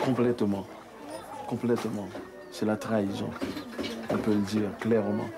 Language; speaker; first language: French; non-native, local second language; Haitian Creole